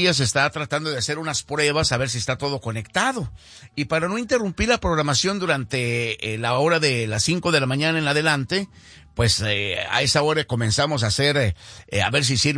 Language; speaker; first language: Spanish; native; Spanish